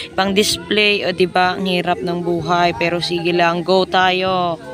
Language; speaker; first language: Filipino; non-native, local second language; Hiligaynon